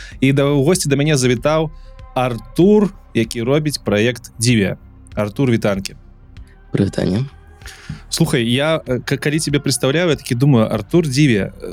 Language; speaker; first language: Belarusian; non-native, local second language; Russian